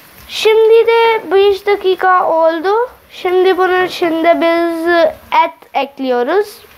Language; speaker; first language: Turkish; non-native, learner; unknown